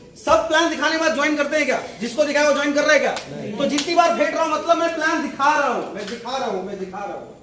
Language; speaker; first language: Hindi; native; Hindi